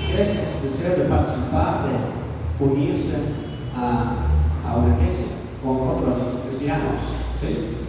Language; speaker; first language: Spanish; non-native, fluent; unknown